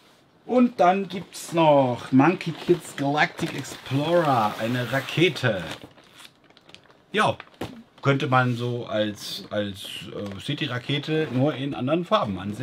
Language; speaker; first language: German; native; German